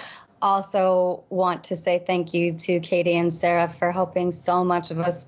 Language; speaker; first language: English; native; English